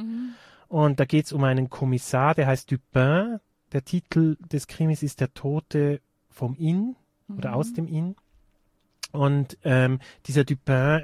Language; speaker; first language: German; native; German